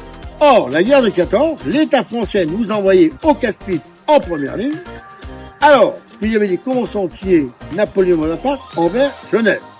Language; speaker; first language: French; native; French